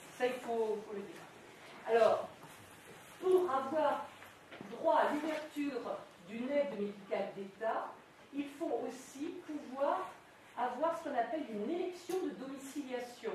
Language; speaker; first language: French; native; French